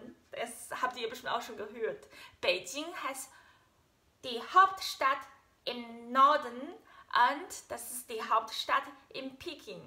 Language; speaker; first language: German; non-native, fluent; Chinese